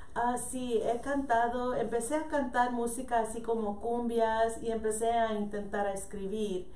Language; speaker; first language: Spanish; early bilingual, heritage; Spanish